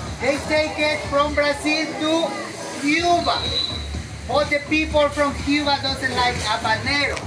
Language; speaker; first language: English; non-native, fluent; Spanish